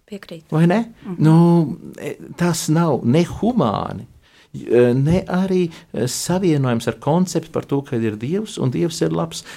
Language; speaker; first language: Latvian; native; Latvian